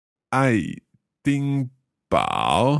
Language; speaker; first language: Chinese; non-native, learner; English